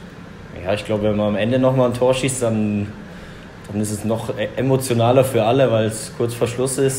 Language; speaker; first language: German; native; German